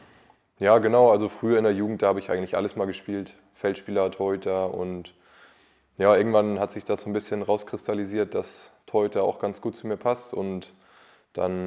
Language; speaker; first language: German; native; German